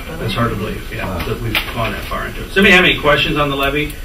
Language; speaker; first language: English; native; English